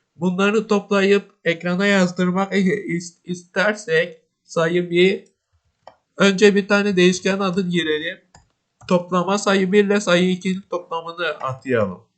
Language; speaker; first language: Turkish; native; Turkish